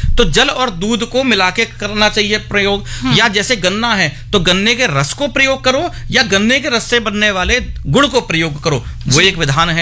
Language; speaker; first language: Hindi; native; Hindi